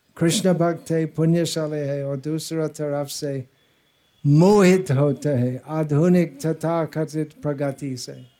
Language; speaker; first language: Hindi; non-native, fluent; English